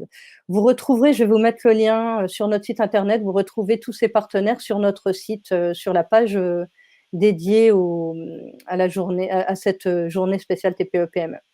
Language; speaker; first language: French; native; French